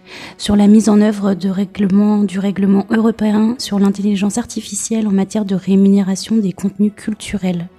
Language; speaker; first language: French; native; French